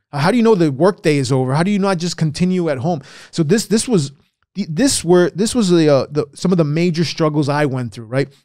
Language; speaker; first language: English; early bilingual, other home language; Spanish